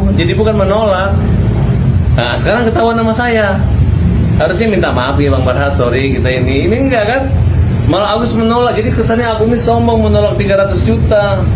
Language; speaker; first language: Indonesian; native; Indonesian